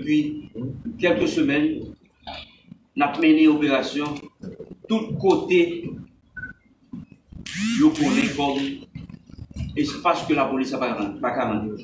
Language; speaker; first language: French; non-native, local second language; Haitian Creole